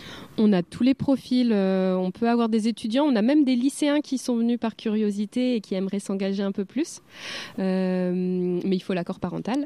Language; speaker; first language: French; native; French